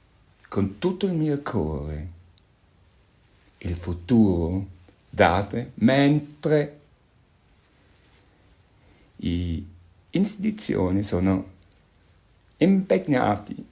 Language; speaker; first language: Italian; non-native, fluent; German